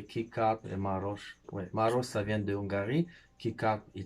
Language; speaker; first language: French; non-native, fluent; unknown